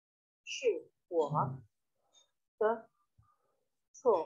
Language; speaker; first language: Chinese; non-native, learner; Vietnamese